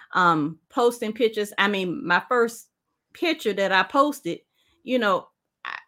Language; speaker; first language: English; native; English